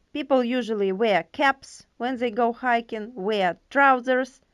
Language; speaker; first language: English; non-native, fluent; Ukrainian